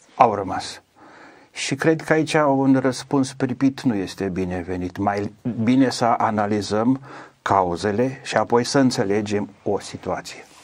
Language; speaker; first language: Romanian; native; Romanian